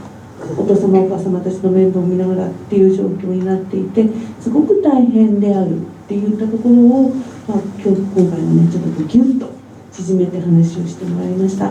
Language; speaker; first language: Japanese; native; Japanese